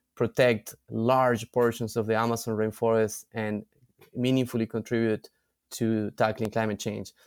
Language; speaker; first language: English; non-native, fluent; Spanish